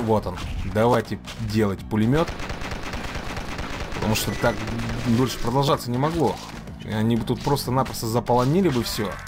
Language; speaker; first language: Russian; native; Russian